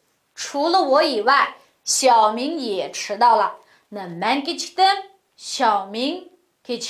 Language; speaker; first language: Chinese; non-native, local second language; Uyghur